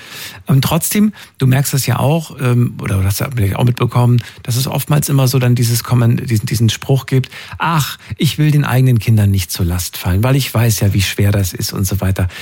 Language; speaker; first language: German; native; German